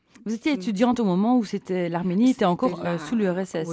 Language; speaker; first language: French; native; French